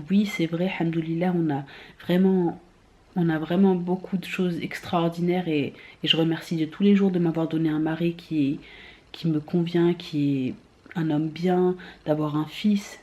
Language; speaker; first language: French; native; French